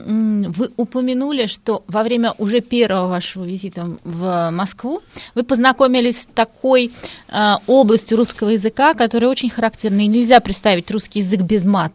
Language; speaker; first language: Russian; native; Russian